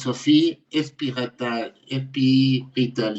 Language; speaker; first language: French; non-native, fluent; Spanish